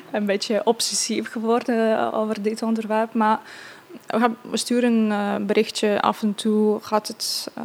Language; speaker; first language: Dutch; non-native, fluent; Ukrainian